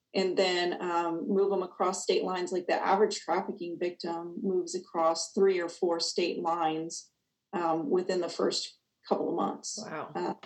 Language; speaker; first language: English; native; English